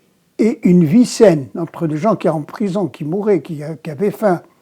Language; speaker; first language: French; non-native, local second language; Arabic